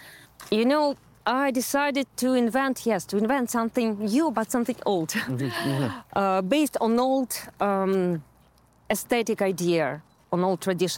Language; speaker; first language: English; non-native, fluent; Russian